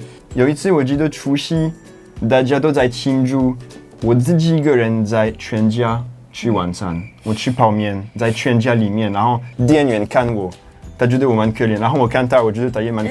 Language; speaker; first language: Chinese; non-native, fluent; French